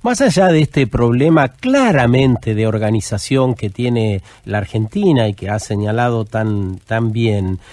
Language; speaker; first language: Spanish; native; Spanish